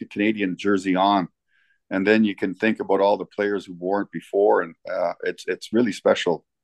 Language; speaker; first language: English; native; English